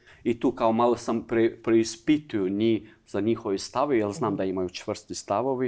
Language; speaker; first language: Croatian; non-native, learner; Albanian